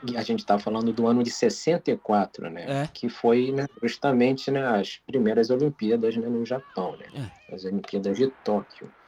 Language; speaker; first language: Portuguese; native; Portuguese